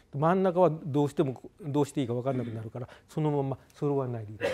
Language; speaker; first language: Japanese; native; Japanese